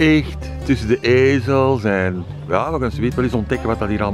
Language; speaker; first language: Dutch; native; Dutch